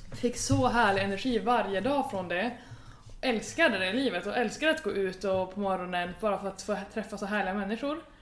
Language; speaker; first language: Swedish; native; Swedish